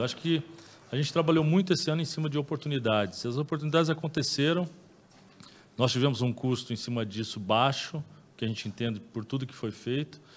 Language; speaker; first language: Portuguese; native; Portuguese